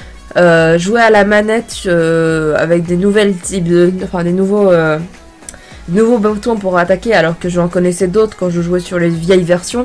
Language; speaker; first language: French; native; French